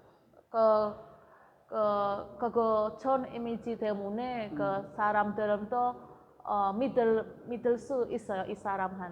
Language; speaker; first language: Korean; non-native, learner; Indonesian